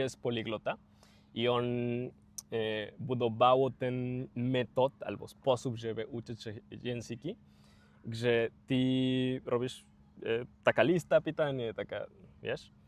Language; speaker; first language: Polish; non-native, learner; Spanish